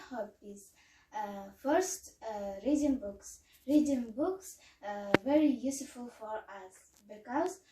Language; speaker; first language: English; non-native, learner; Kazakh